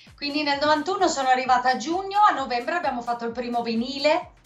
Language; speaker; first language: Italian; non-native, fluent; Dutch